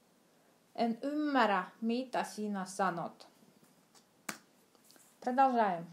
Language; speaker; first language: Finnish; non-native, fluent; Russian